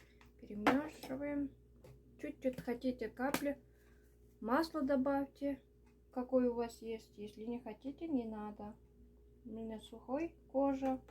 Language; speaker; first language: Russian; non-native, local second language; Uzbek